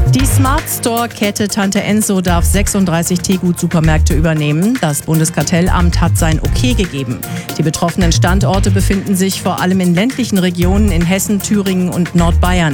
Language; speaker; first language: German; native; German